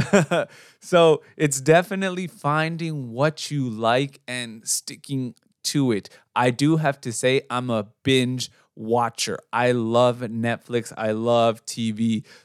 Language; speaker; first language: English; early bilingual, other home language; Spanish